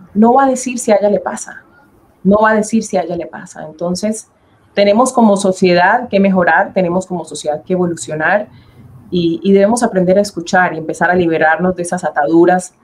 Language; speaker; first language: Spanish; native; Spanish